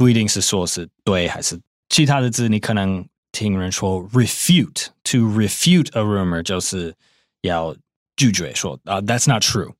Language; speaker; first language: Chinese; non-native, fluent; English